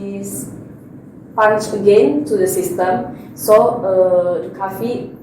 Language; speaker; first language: English; non-native, learner; Indonesian